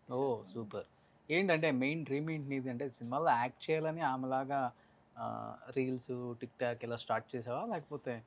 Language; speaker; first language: Telugu; native; Telugu